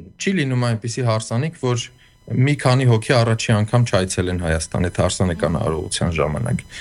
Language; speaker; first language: Armenian; native; Armenian